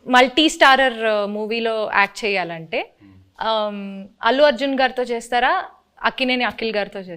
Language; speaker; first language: Telugu; native; Telugu